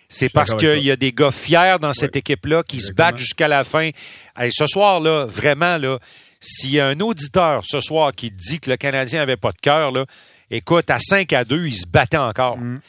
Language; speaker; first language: French; native; French